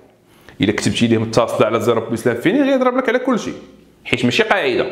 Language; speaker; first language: Arabic; native; Arabic